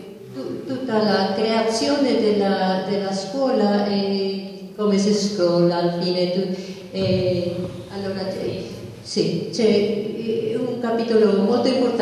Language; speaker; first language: Italian; non-native, fluent; English